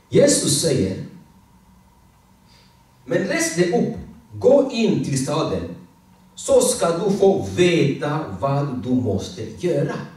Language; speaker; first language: Swedish; non-native, fluent; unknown